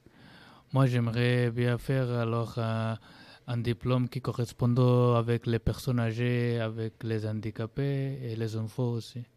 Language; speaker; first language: French; non-native, learner; Bangla